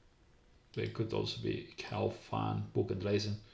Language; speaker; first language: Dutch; non-native, learner; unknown